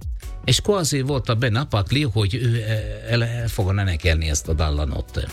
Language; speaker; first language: Hungarian; non-native, learner; Italian